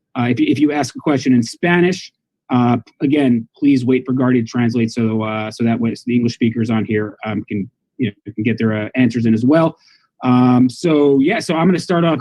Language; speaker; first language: English; native; English